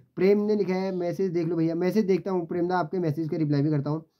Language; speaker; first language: Hindi; native; Hindi